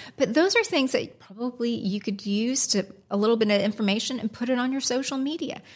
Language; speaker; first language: English; native; English